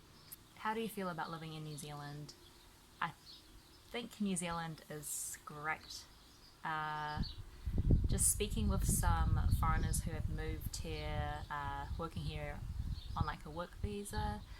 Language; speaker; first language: English; early bilingual, other home language; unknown